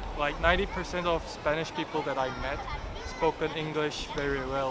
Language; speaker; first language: English; non-native, fluent; Korean